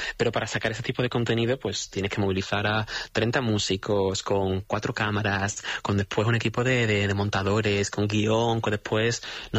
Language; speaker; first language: Spanish; native; Spanish